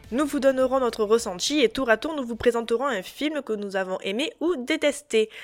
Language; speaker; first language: French; native; French